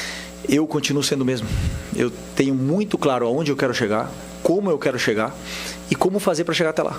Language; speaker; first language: Portuguese; native; Portuguese